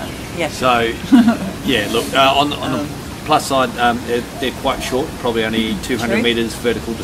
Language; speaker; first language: English; native; English